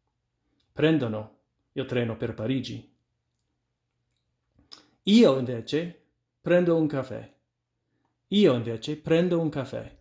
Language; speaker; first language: Italian; non-native, fluent; English